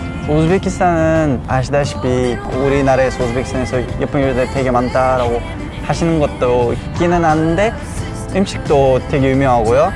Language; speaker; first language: Korean; non-native, fluent; Uzbek